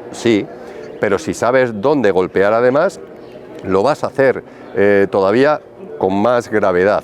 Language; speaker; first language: Spanish; native; Spanish